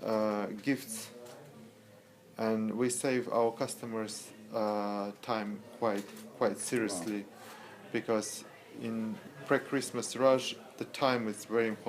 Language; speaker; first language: English; non-native, learner; Russian